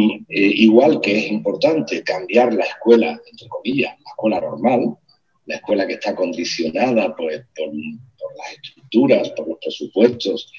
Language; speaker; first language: Spanish; native; Spanish